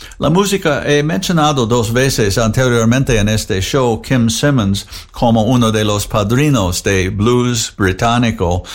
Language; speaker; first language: Spanish; non-native, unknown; English